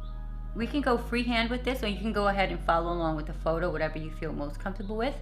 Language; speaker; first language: English; native; English